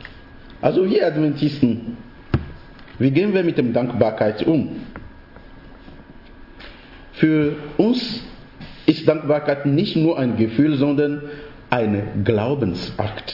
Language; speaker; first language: German; non-native, fluent; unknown